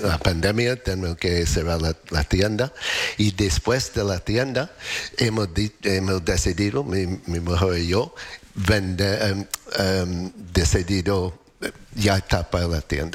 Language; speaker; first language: Spanish; non-native, fluent; English